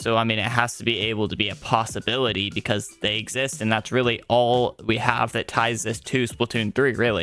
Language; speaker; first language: English; native; English